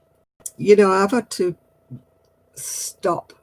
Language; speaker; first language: English; native; English